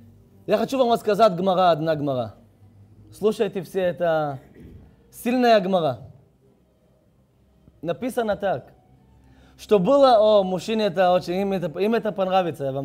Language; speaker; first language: Russian; non-native, learner; Hebrew